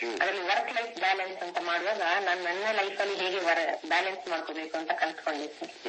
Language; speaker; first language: Kannada; non-native, local second language; Kodava